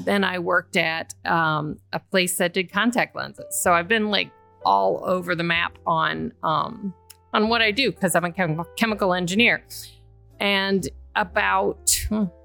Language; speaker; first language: English; native; English